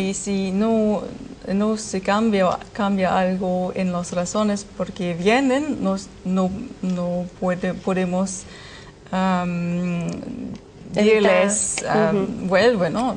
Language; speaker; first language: Spanish; non-native, fluent; German